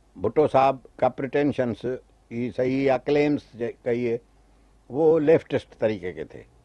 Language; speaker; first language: Urdu; non-native, local second language; Sindhi